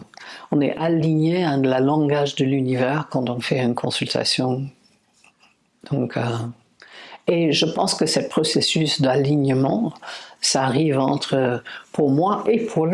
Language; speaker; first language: French; non-native, fluent; English